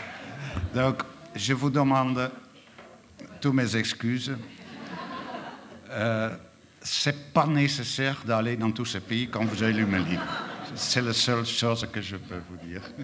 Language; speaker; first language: French; non-native, fluent; Dutch